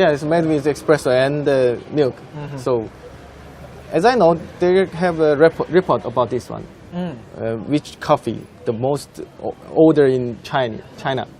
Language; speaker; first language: English; non-native, fluent; Korean